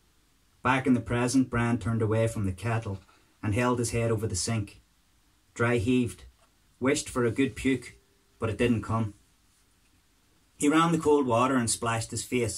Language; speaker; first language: English; native; English